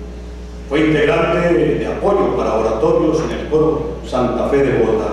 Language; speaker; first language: Spanish; native; Spanish